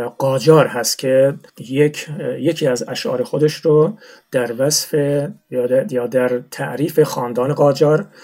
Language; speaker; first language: Persian; non-native, local second language; Turkmen